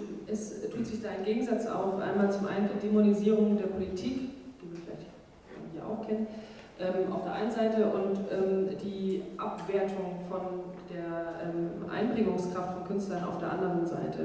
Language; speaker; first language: German; native; German